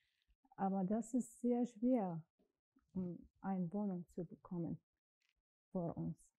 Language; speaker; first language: German; non-native, learner; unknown